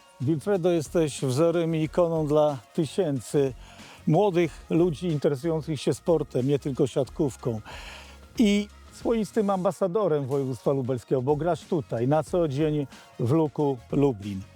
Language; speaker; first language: Polish; native; Polish